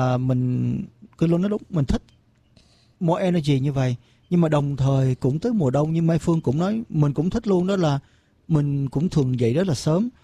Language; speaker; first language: Vietnamese; early bilingual, heritage; Vietnamese